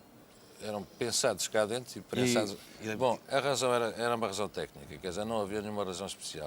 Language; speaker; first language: Portuguese; native; Portuguese